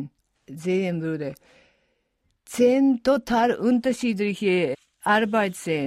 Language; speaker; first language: German; non-native, fluent; Japanese